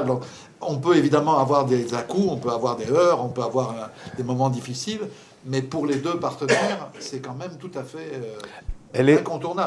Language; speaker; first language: French; native; French